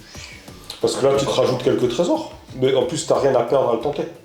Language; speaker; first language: French; native; French